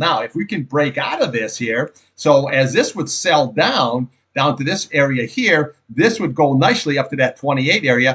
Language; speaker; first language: English; native; English